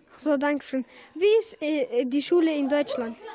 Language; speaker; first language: German; non-native, learner; Arabic